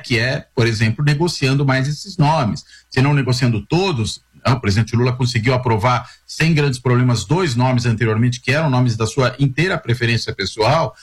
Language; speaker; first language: Portuguese; native; Portuguese